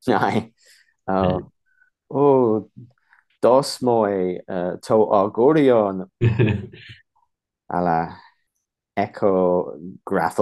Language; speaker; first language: Greek; non-native, fluent; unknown